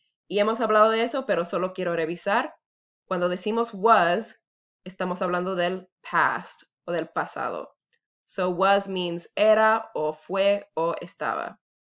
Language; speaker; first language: Spanish; non-native, fluent; English